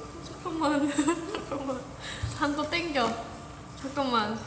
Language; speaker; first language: Korean; non-native, fluent; Thai